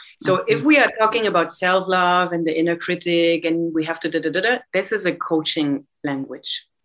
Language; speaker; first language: English; non-native, fluent; German